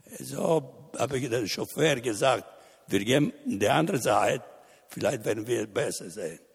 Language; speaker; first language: German; non-native, learner; Italian